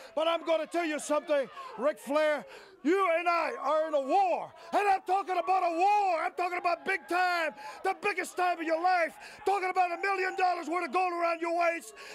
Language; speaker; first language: English; native; English